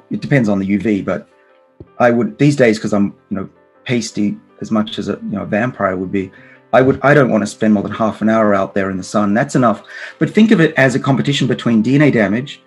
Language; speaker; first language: English; native; English